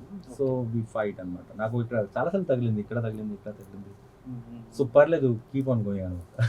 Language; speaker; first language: Telugu; non-native, local second language; Hindi